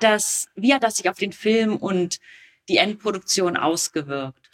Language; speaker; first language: German; native; German